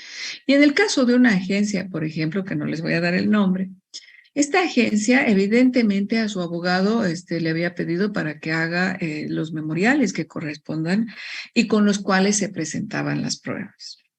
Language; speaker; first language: Spanish; native; Spanish